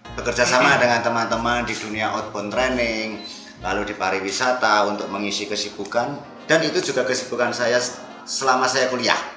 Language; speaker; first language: Indonesian; non-native, local second language; Javanese